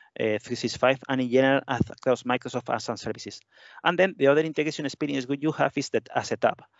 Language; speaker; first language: English; non-native, fluent; Spanish